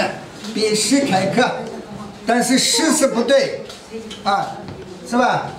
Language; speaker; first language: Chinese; non-native, local second language; Kazakh